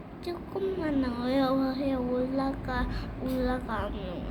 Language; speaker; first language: Korean; early bilingual, heritage; Korean